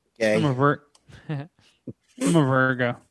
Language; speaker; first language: English; native; English